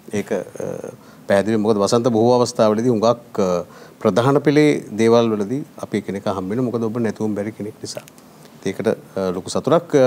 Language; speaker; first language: Sinhala; native; Sinhala